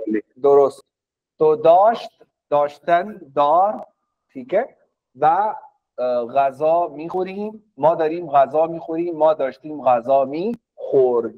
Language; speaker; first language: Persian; non-native, fluent; Urdu